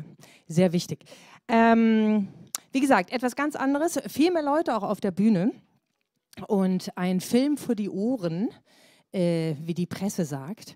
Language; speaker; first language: German; native; German